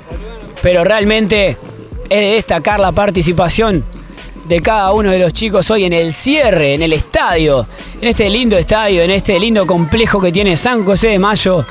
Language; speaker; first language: Spanish; native; Spanish